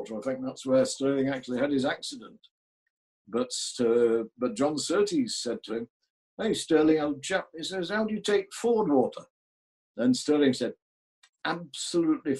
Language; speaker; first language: English; native; English